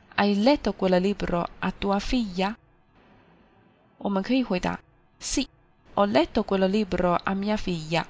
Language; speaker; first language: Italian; non-native, fluent; Chinese